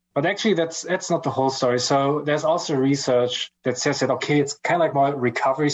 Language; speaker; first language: English; non-native, fluent; German